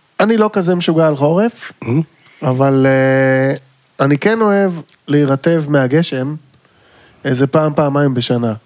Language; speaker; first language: Hebrew; native; Hebrew